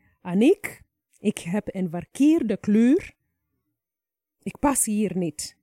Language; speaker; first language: Dutch; non-native, fluent; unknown